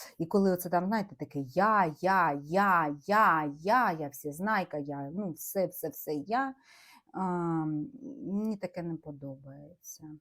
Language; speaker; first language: Ukrainian; native; Ukrainian